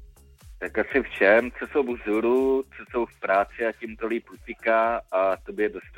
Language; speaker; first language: Czech; native; Czech